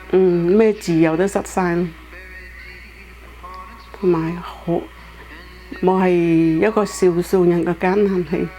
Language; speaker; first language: Cantonese; early bilingual, heritage; Cantonese